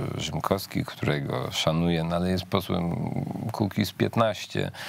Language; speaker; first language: Polish; native; Polish